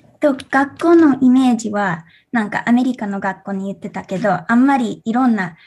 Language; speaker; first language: Japanese; early bilingual, heritage; English